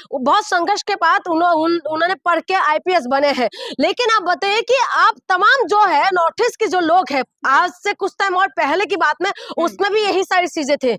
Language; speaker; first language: Hindi; non-native, local second language; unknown